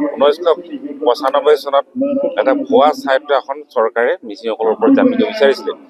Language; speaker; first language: Assamese; non-native, local second language; Mising